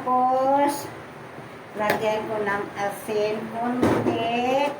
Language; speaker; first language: Filipino; non-native, local second language; Cebuano